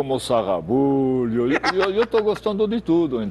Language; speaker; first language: Portuguese; non-native, fluent; French